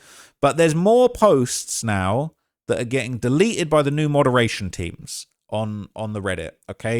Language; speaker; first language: English; native; English